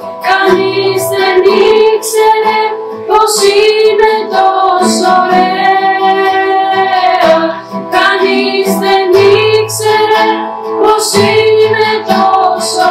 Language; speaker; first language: Greek; early bilingual, heritage; Greek